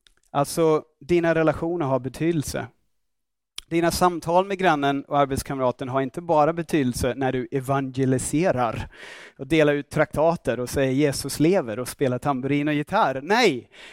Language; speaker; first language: Swedish; non-native, fluent; English